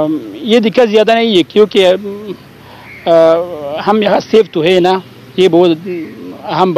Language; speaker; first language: Hindi; non-native, learner; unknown